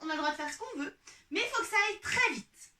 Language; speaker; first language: French; native; French